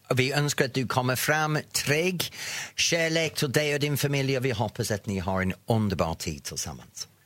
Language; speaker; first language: Swedish; non-native, fluent; English